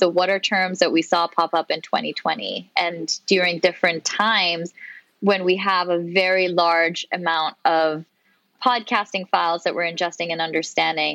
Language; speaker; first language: English; non-native, local second language; Urdu